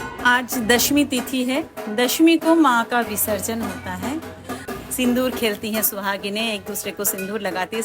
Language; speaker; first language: Hindi; non-native, local second language; Bangla